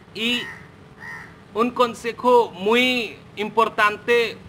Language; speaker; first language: Spanish; non-native, fluent; Hindi